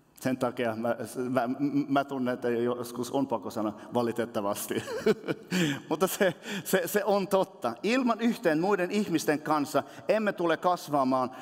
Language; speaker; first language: Finnish; non-native, local second language; Swedish